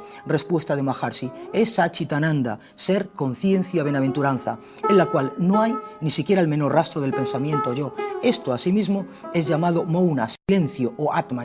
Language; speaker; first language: Spanish; native; Spanish